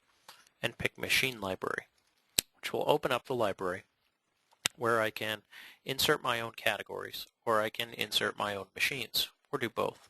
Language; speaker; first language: English; native; English